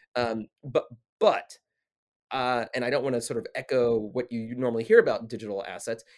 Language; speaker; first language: English; native; English